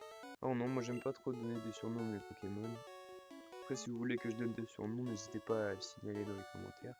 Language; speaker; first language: French; native; French